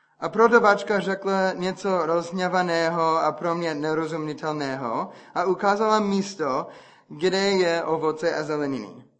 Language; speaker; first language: Czech; non-native, fluent; English